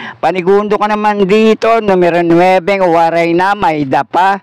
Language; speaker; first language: Filipino; native; Filipino